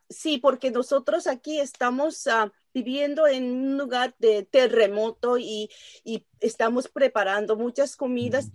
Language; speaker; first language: Spanish; non-native, learner; Japanese